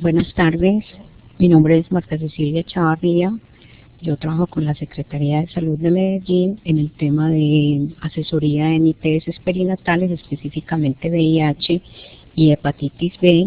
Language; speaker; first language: Spanish; native; Spanish